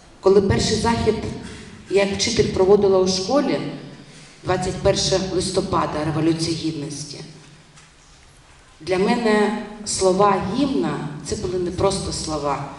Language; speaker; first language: Ukrainian; non-native, local second language; Russian